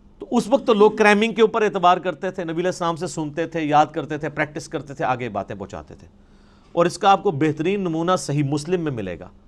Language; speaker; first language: Urdu; non-native, local second language; Punjabi